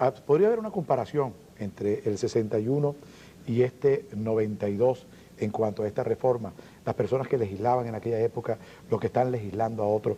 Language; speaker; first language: Spanish; native; Spanish